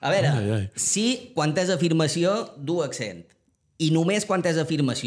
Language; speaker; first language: Catalan; native; Catalan